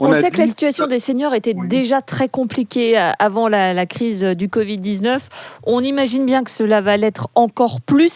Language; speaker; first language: French; native; French